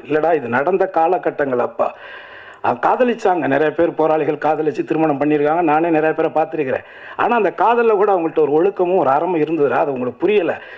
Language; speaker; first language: Tamil; native; Tamil